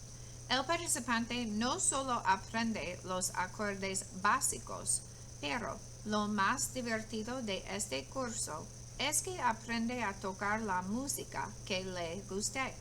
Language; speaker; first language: Spanish; non-native, fluent; English